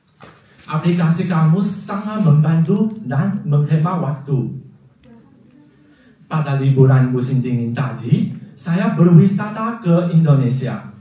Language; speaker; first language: Indonesian; non-native, fluent; Chinese